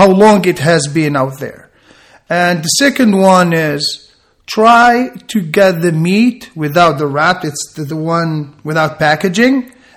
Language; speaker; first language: English; non-native, fluent; Arabic